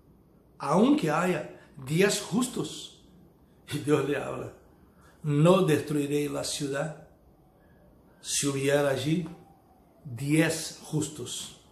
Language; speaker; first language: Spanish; non-native, fluent; Portuguese